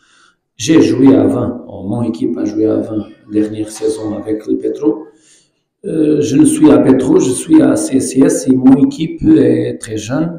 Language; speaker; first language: French; non-native, fluent; Portuguese